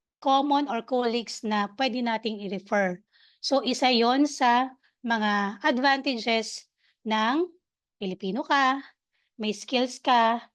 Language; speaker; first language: Filipino; native; Filipino